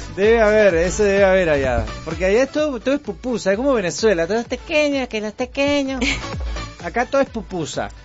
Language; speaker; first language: Spanish; native; Spanish